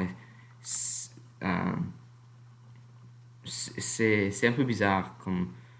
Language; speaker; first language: French; non-native, learner; English